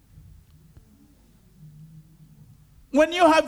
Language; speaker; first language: English; non-native, local second language; Akan